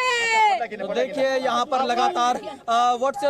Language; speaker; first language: Hindi; native; Hindi